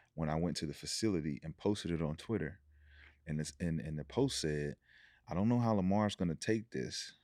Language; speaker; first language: English; native; English